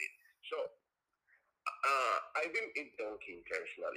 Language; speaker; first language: English; non-native, local second language; Tongan